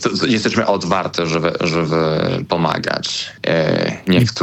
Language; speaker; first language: Polish; non-native, learner; Spanish